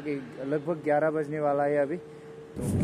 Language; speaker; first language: Hindi; non-native, local second language; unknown